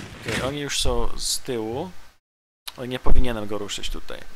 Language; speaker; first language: Polish; native; Polish